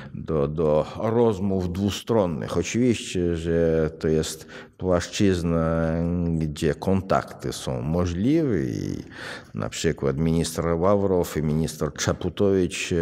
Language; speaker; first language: Polish; non-native, fluent; Russian